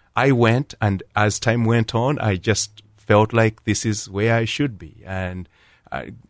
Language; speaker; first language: English; non-native, local second language; Ganda